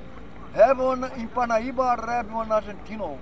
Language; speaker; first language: English; non-native, learner; Portuguese